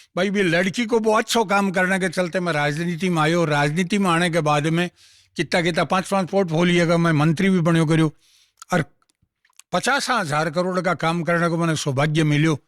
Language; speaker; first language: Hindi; non-native, local second language; Marwari